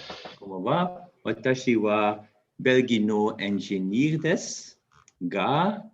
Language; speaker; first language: Japanese; non-native, learner; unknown